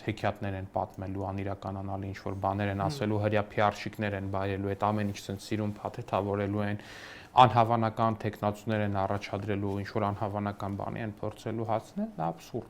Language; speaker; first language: Armenian; native; Armenian